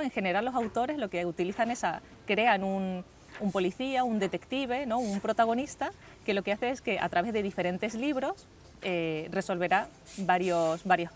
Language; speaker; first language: Spanish; native; Spanish